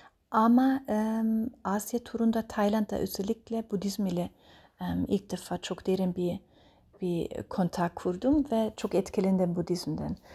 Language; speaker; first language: Turkish; non-native, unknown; German